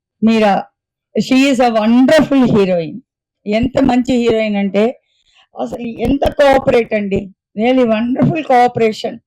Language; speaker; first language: Telugu; native; Telugu